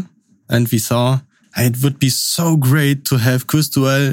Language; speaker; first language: English; non-native, fluent; Upper Sorbian